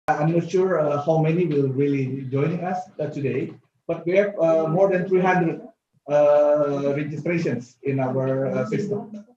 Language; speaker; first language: English; non-native, fluent; Indonesian